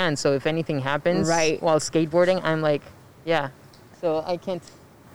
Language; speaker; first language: English; non-native, fluent; Spanish